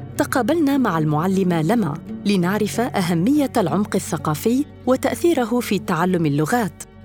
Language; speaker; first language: Arabic; native; Arabic